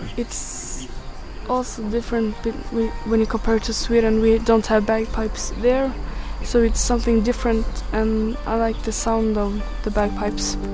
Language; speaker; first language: English; non-native, learner; Swedish